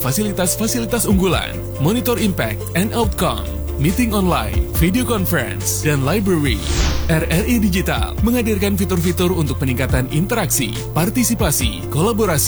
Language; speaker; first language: Indonesian; native; Indonesian